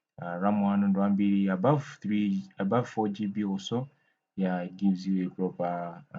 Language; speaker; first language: Nyanja; non-native, local second language; Tumbuka